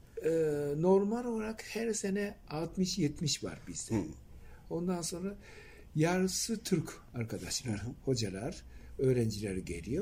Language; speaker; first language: Turkish; non-native, fluent; Japanese